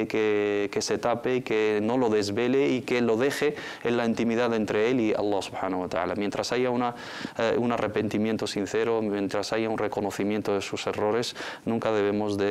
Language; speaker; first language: Spanish; native; Spanish